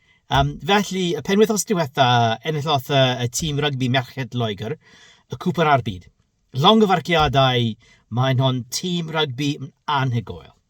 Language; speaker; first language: Welsh; non-native, learner; English